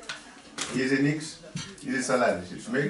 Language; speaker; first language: German; non-native, learner; Portuguese